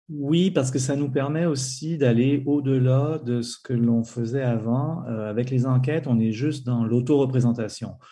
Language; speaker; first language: French; native; French